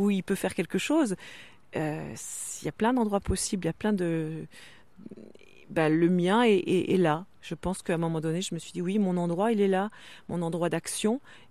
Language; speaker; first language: French; non-native, local second language; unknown